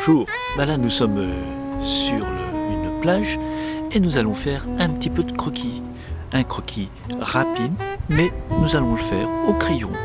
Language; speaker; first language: French; native; French